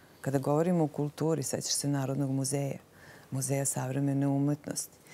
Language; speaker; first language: Serbian; native; Serbian